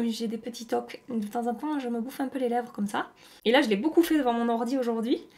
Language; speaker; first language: French; native; French